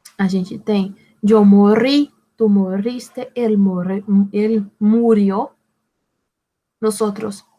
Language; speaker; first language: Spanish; non-native, fluent; Portuguese